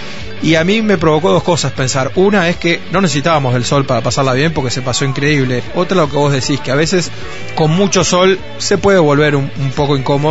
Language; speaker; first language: Spanish; native; Spanish